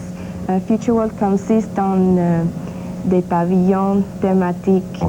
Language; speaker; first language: French; non-native, learner; English